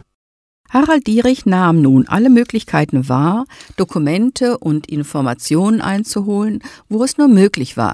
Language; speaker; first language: German; native; German